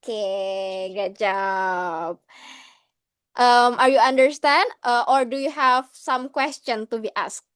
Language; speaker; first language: English; non-native, learner; Indonesian